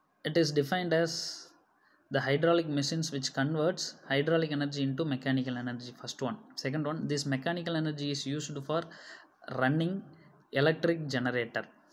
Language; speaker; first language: English; non-native, local second language; Tamil